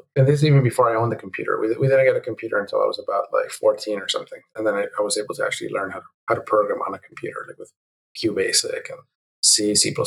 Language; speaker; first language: English; early bilingual, other home language; Spanish